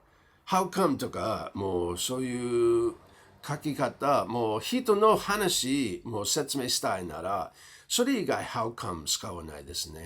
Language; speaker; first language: Japanese; non-native, fluent; English